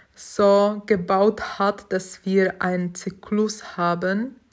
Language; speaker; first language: German; non-native, fluent; Czech